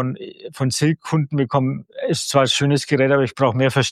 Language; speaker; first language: German; native; German